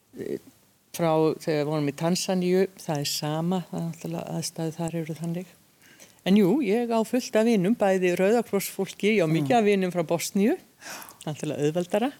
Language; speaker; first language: Icelandic; early bilingual, other home language; Hungarian